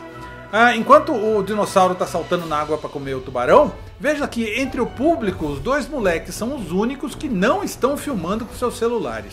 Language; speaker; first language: Portuguese; native; Portuguese